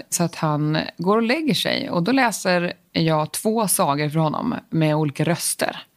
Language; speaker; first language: Swedish; native; Swedish